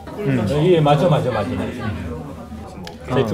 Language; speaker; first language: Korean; non-native, learner; Chinese